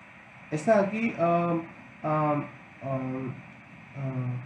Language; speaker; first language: Spanish; non-native, learner; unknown